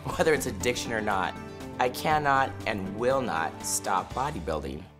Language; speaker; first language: English; native; English